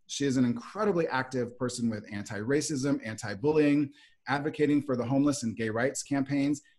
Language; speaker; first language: English; native; English